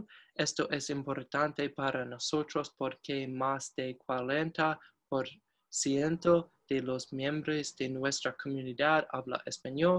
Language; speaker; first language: Spanish; non-native, learner; English